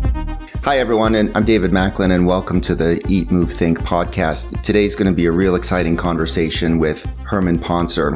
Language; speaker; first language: English; native; English